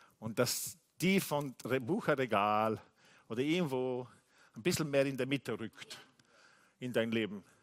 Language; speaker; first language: German; non-native, fluent; English